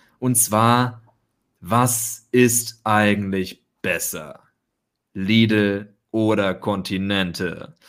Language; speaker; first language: German; native; German